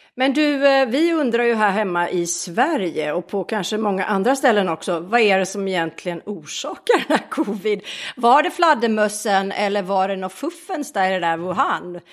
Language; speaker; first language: Swedish; native; Swedish